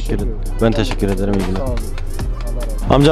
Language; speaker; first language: Turkish; native; Turkish